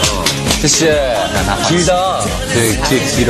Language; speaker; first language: Chinese; non-native, learner; Korean